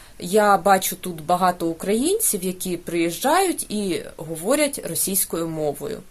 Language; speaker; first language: Ukrainian; native; Ukrainian